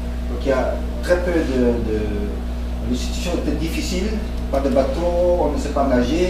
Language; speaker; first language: French; non-native, fluent; English